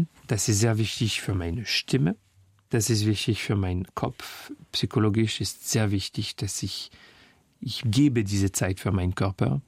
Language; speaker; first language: German; non-native, fluent; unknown